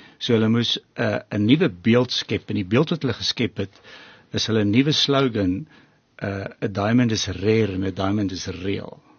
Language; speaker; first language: Afrikaans; native; Afrikaans